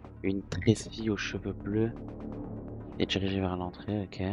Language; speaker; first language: French; native; French